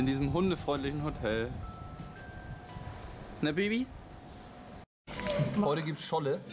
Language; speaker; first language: German; native; German